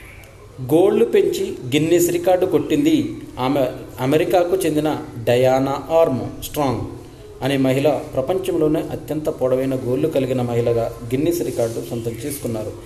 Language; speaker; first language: Telugu; native; Telugu